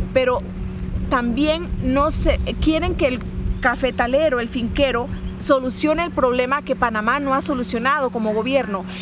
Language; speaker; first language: Spanish; native; Spanish